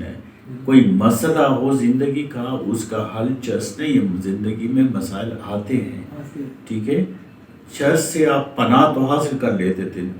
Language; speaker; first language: Urdu; native; Urdu